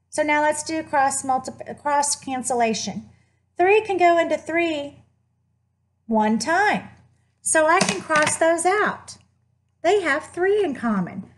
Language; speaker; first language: English; native; English